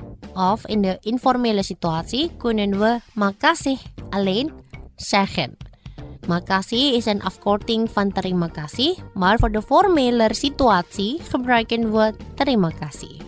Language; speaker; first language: Dutch; non-native, fluent; Indonesian